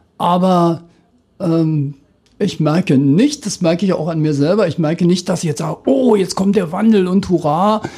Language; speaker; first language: German; native; German